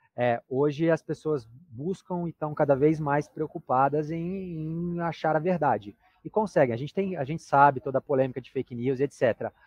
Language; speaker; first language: Portuguese; native; Portuguese